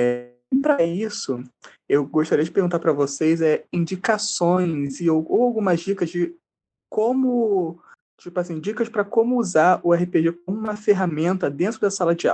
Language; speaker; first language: Portuguese; native; Portuguese